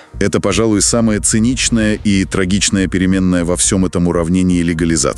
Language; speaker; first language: Russian; native; Russian